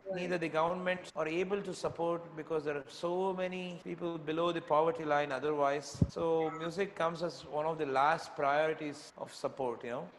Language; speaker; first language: English; non-native, local second language; Tamil